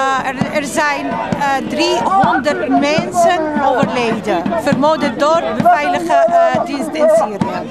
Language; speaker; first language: Dutch; non-native, fluent; Arabic